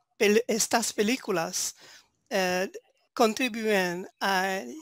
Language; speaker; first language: Spanish; non-native, fluent; French